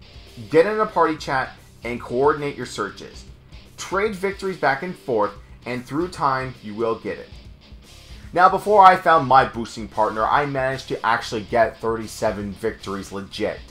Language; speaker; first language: English; native; English